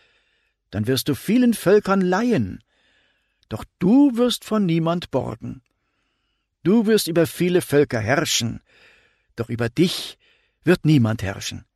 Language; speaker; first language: German; native; German